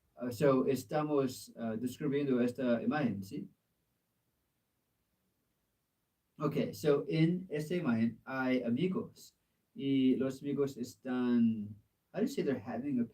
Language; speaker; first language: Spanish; non-native, learner; English